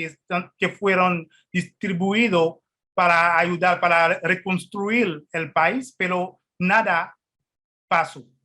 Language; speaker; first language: Spanish; non-native, fluent; Haitian Creole